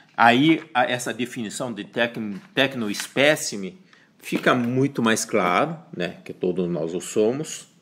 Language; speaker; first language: Portuguese; early bilingual, other home language; Chinese